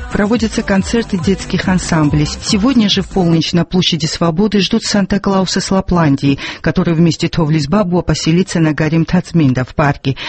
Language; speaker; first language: Russian; non-native, local second language; Georgian